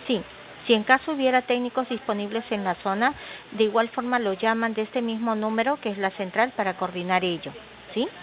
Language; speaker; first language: Spanish; native; Spanish